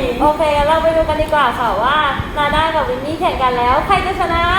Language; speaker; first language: Thai; native; Thai